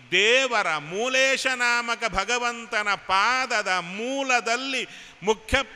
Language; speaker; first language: Kannada; native; Kannada